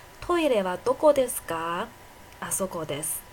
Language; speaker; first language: Japanese; non-native, fluent; Chinese